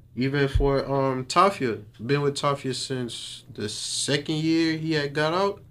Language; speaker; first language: English; early bilingual, other home language; Haitian Creole